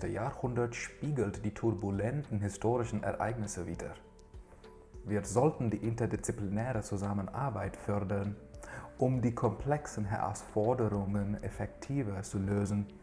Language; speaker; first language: German; non-native, fluent; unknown